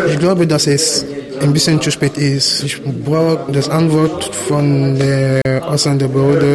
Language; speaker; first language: German; non-native, learner; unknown